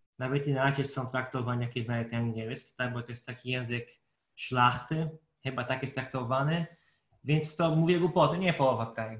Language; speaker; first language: Polish; non-native, fluent; Portuguese